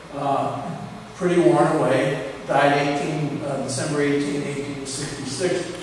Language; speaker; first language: English; native; English